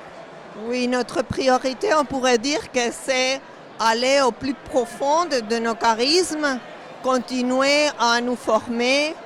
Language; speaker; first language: French; non-native, fluent; Spanish